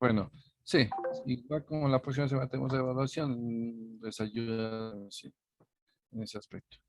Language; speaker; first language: Spanish; native; Spanish